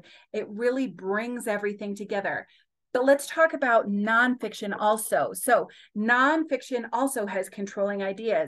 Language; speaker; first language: English; native; English